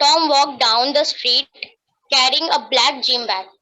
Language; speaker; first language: English; non-native, learner; Hindi